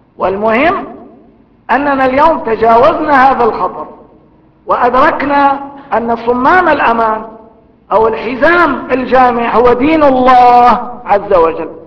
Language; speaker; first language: Arabic; early bilingual, other home language; Kurdish